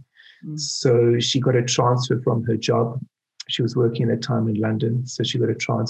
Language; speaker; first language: English; native; English